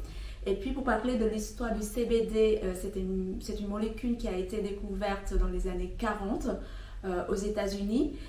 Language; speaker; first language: French; non-native, fluent; Vietnamese